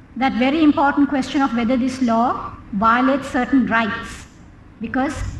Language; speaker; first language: English; non-native, local second language; Sinhala